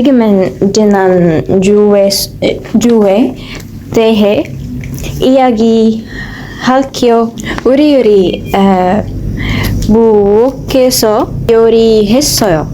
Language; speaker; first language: Korean; non-native, learner; Arabic